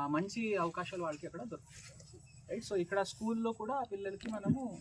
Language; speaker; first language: Telugu; non-native, local second language; Marathi